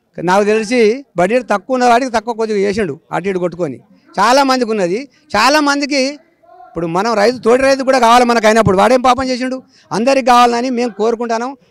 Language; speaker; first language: Telugu; native; Telugu